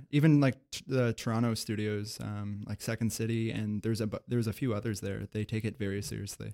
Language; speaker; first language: English; native; English